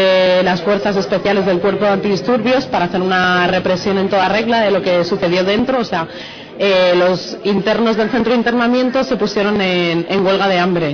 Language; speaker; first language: Spanish; native; Spanish